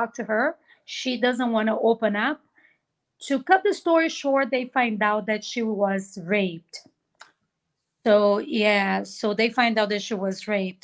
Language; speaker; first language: English; non-native, fluent; Portuguese